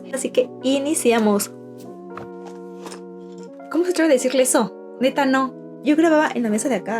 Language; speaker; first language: Spanish; native; Spanish